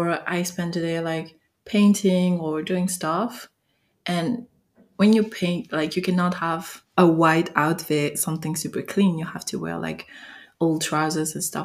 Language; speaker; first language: English; non-native, fluent; French